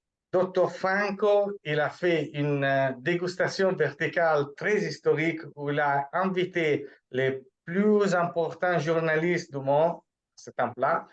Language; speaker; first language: French; non-native, fluent; Italian